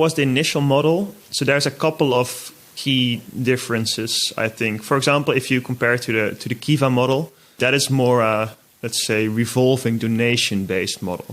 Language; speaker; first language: English; non-native, fluent; Dutch